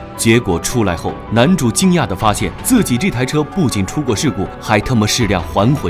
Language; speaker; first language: Chinese; native; Chinese